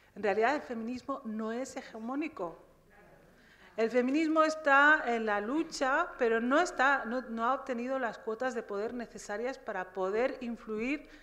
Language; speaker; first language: Spanish; early bilingual, other home language; Riffian